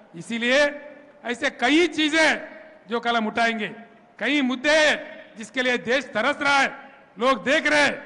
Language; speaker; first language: Hindi; non-native, local second language; Telugu